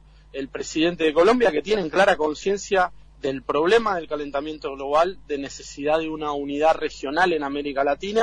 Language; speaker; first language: Spanish; native; Spanish